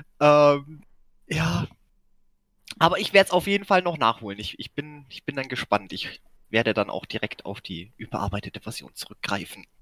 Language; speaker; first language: German; native; German